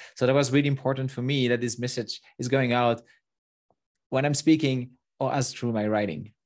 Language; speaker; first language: English; non-native, fluent; French